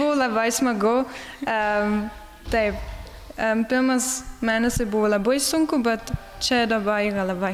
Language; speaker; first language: Lithuanian; non-native, learner; German